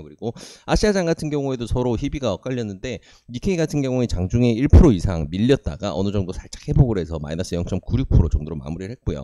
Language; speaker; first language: Korean; native; Korean